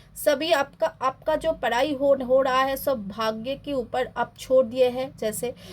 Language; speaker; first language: Hindi; non-native, local second language; Bangla